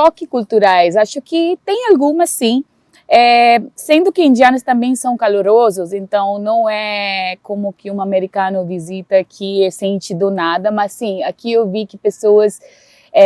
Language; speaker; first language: Portuguese; non-native, fluent; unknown